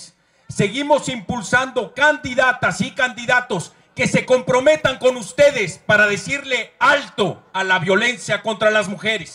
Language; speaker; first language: Spanish; native; Spanish